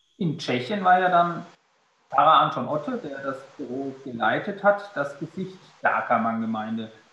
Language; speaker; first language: German; native; German